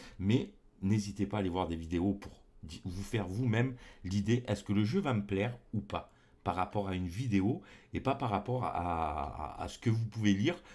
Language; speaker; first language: French; native; French